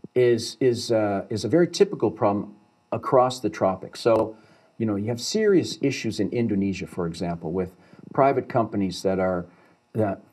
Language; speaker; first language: English; native; English